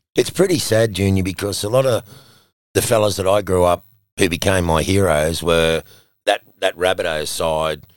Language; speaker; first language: English; native; English